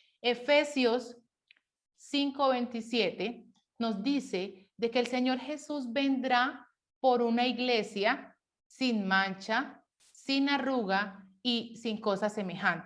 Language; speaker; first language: Spanish; native; Spanish